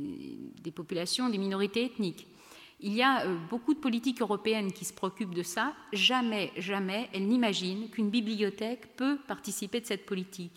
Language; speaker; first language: French; native; French